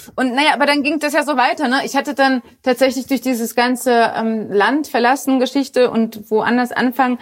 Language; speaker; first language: German; early bilingual, other home language; Polish